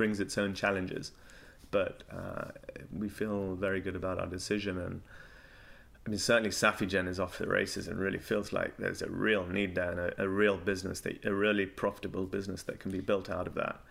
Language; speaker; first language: English; native; English